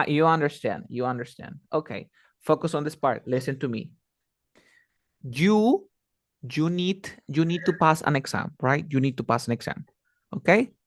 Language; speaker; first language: English; non-native, fluent; Spanish